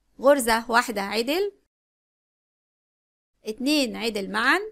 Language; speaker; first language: Arabic; native; Arabic